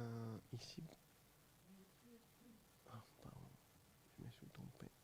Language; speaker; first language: French; non-native, fluent; Spanish